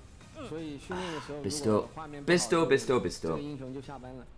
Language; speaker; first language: Chinese; native; Chinese